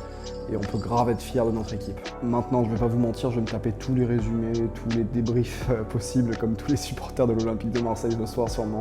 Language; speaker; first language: French; native; French